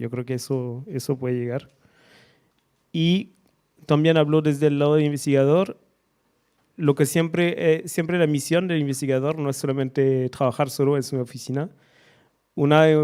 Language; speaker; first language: Spanish; non-native, fluent; French